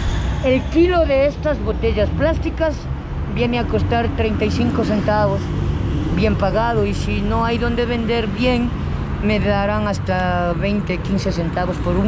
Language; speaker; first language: Spanish; native; Spanish